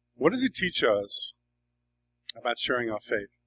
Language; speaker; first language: English; native; English